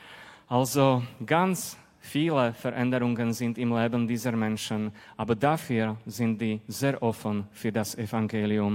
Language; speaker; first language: German; non-native, fluent; Slovak